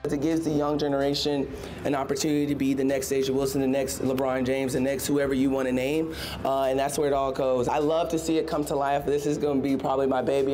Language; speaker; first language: English; native; English